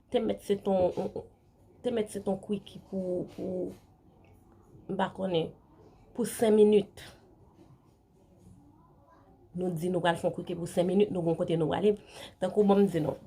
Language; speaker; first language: French; non-native, learner; Haitian Creole